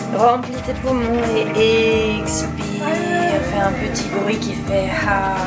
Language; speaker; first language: French; non-native, fluent; German